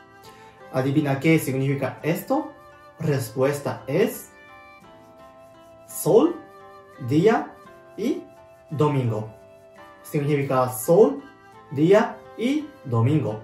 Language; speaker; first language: Spanish; non-native, learner; Japanese